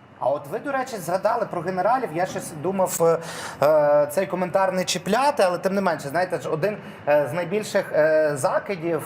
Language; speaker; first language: Ukrainian; native; Ukrainian